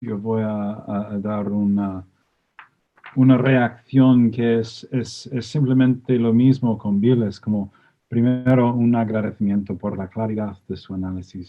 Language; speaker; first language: Spanish; non-native, fluent; English